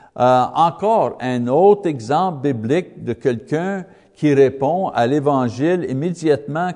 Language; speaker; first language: French; non-native, learner; English